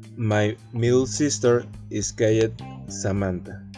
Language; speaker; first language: English; non-native, learner; Spanish